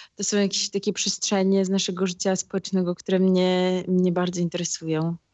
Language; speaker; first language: Polish; native; Polish